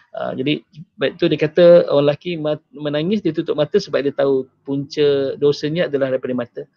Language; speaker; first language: Malay; native; Malay